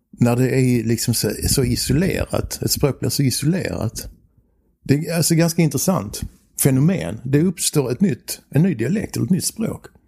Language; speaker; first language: Swedish; native; Swedish